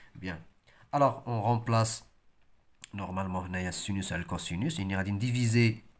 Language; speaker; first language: French; non-native, local second language; Arabic